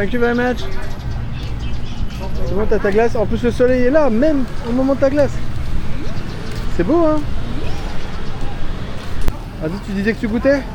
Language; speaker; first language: French; native; French